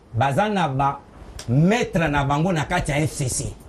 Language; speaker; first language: French; non-native, local second language; Luba-Lulua